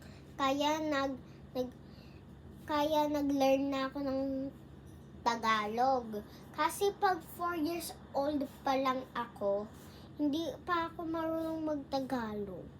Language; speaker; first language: Filipino; non-native, local second language; English